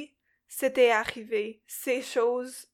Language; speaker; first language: French; non-native, local second language; English